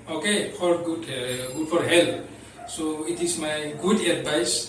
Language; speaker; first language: English; non-native, local second language; Assamese